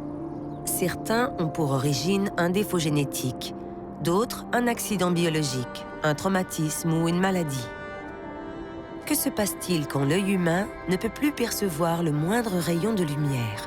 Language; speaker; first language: French; native; French